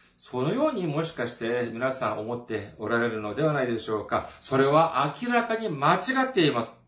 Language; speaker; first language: Japanese; non-native, fluent; Korean